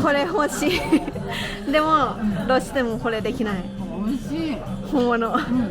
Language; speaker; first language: Japanese; non-native, learner; Thai